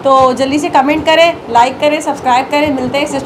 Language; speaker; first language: Urdu; native; Urdu